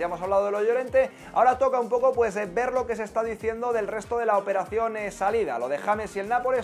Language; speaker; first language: Spanish; native; Spanish